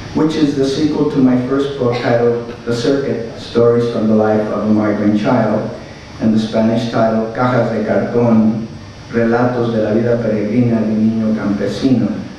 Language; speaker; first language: English; early bilingual, other home language; Spanish